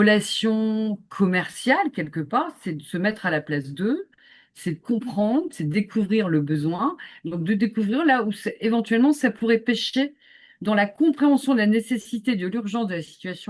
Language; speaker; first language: French; native; French